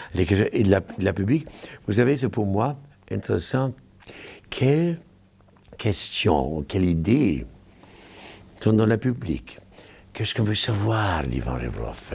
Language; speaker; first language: French; non-native, fluent; German